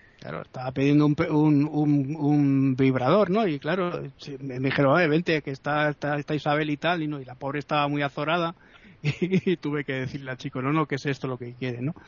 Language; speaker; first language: Spanish; native; Spanish